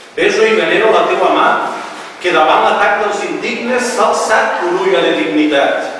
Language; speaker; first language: Catalan; native; Catalan